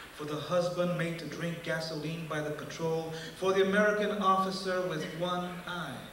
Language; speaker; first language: English; early bilingual, other home language; Spanish